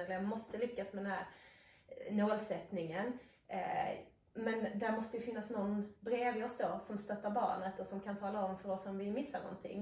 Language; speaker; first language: Swedish; native; Swedish